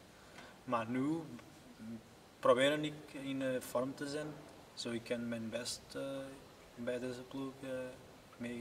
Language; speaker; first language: Dutch; non-native, learner; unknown